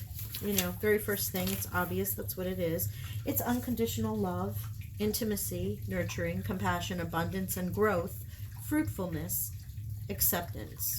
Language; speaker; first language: English; native; English